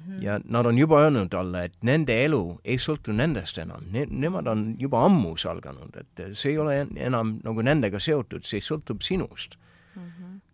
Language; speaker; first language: Estonian; non-native, fluent; English